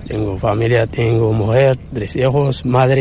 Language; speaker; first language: Spanish; non-native, learner; Arabic